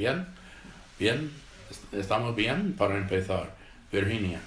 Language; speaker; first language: Spanish; non-native, fluent; English